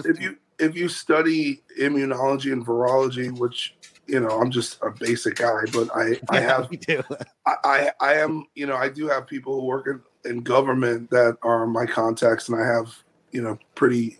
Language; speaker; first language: English; native; English